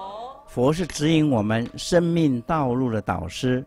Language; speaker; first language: Chinese; native; Chinese